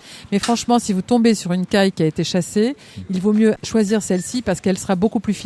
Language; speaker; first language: French; native; French